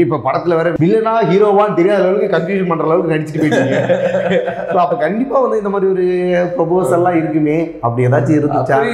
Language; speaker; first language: Tamil; native; Tamil